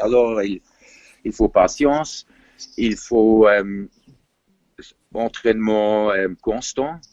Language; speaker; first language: French; non-native, fluent; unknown